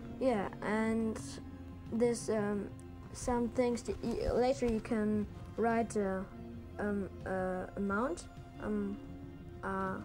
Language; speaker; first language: English; non-native, learner; German